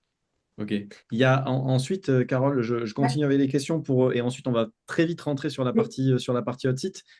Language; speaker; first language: French; native; French